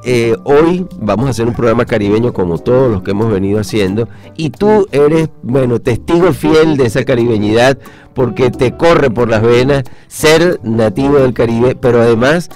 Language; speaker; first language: Spanish; native; Spanish